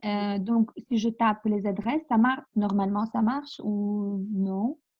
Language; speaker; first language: French; non-native, fluent; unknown